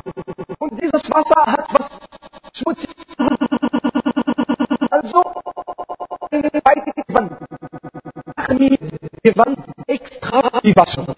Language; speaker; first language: German; non-native, learner; Arabic